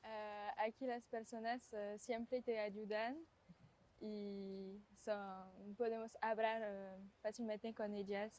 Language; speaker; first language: Spanish; non-native, fluent; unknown